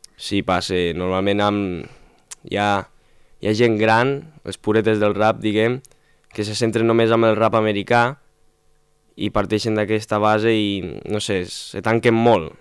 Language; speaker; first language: Catalan; non-native, local second language; Spanish